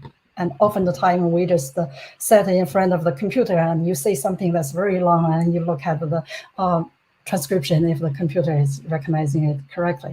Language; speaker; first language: English; non-native, fluent; Chinese